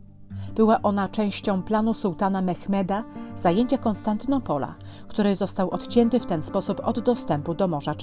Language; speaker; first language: Polish; native; Polish